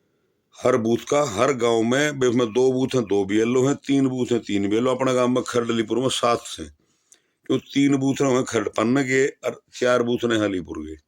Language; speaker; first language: Hindi; native; Hindi